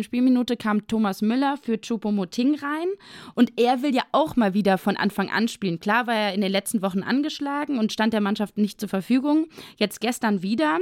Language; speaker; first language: German; native; German